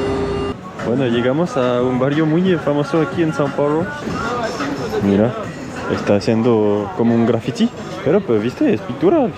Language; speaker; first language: Spanish; non-native, fluent; French